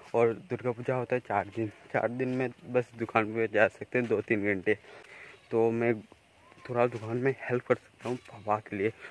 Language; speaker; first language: Hindi; non-native, local second language; Bangla